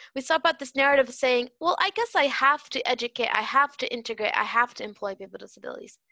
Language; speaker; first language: English; native; English